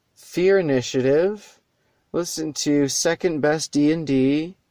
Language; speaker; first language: English; native; English